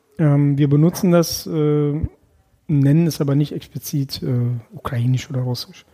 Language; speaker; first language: German; early bilingual, other home language; Russian